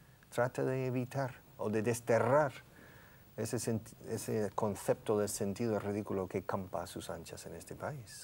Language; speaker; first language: Spanish; non-native, fluent; English